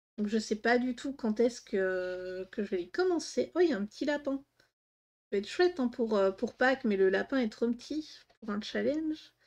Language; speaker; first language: French; native; French